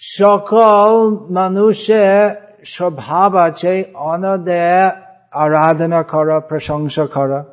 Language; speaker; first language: Bangla; non-native, fluent; English